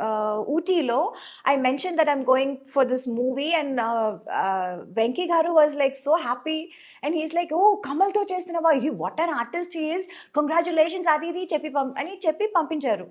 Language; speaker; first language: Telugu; non-native, local second language; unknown